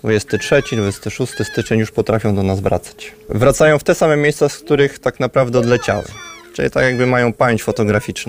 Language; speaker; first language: Polish; native; Polish